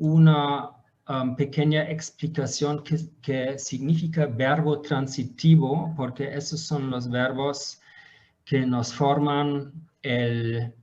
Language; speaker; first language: Spanish; non-native, fluent; German